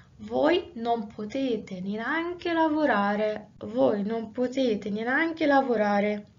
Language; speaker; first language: Italian; non-native, fluent; Arabic